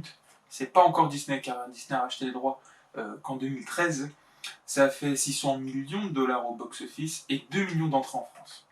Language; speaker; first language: French; native; French